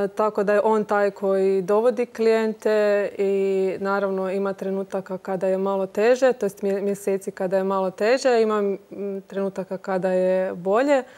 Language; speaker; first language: Croatian; native; Croatian